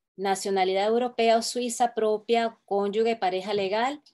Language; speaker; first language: Spanish; native; Spanish